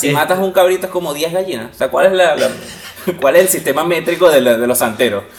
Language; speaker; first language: Spanish; native; Spanish